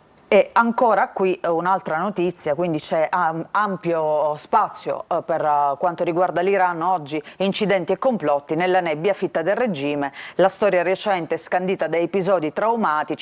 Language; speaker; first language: Italian; native; Italian